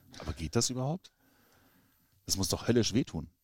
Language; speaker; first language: German; native; German